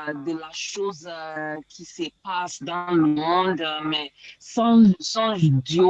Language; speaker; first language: French; non-native, learner; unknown